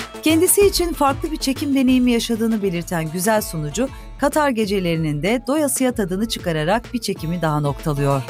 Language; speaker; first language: Turkish; native; Turkish